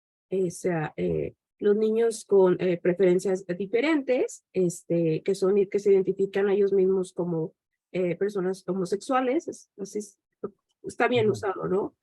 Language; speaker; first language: Spanish; native; Spanish